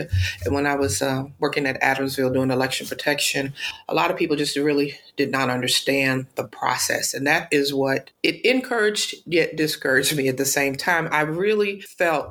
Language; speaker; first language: English; native; English